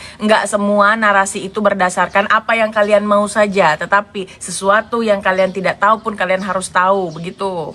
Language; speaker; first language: Indonesian; native; Indonesian